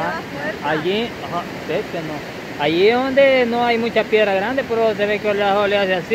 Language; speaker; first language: Spanish; native; Spanish